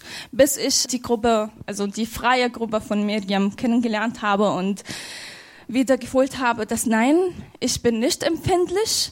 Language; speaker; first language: German; non-native, fluent; Arabic